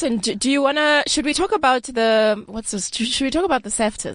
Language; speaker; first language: English; non-native, local second language; Southern Sotho